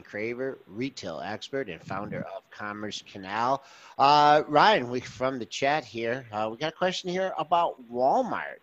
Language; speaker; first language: English; native; English